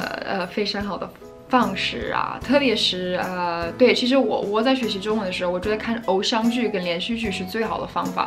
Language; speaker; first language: Chinese; non-native, fluent; English